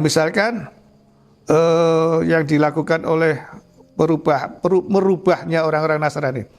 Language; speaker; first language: Indonesian; native; Indonesian